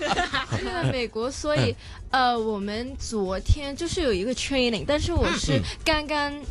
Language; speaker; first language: Chinese; non-native, local second language; Cantonese